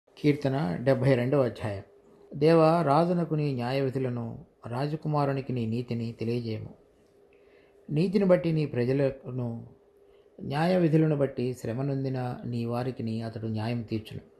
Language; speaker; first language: Telugu; native; Telugu